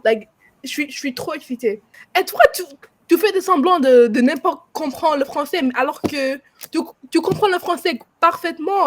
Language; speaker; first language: French; non-native, fluent; English